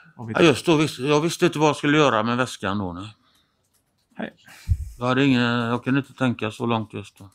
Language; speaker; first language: Swedish; native; Swedish